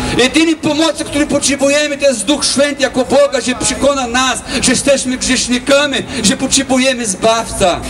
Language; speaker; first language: Polish; non-native, learner; Portuguese